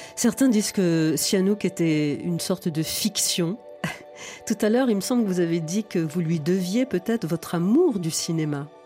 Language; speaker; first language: French; native; French